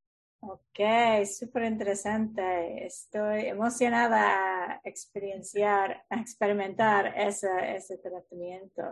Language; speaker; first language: Spanish; non-native, fluent; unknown